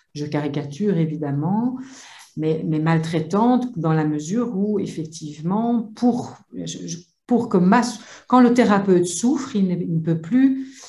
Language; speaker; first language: French; native; French